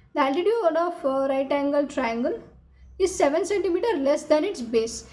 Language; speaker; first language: English; non-native, local second language; Kannada